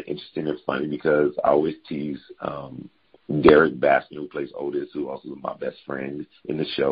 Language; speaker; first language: English; native; English